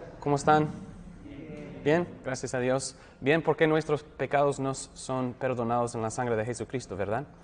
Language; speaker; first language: Spanish; non-native, fluent; English